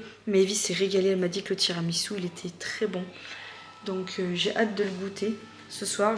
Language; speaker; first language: French; native; French